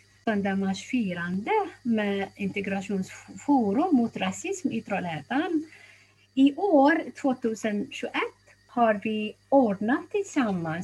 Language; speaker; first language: Swedish; non-native, fluent; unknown